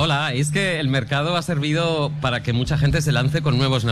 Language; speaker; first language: Spanish; native; Spanish